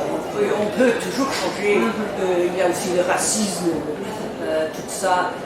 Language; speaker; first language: French; non-native, learner; English